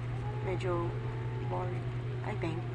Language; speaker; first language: English; non-native, learner; Filipino